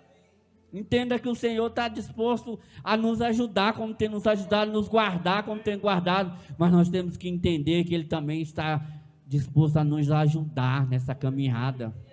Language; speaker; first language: Portuguese; native; Portuguese